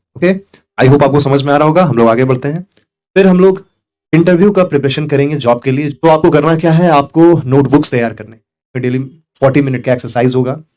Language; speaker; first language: Hindi; native; Hindi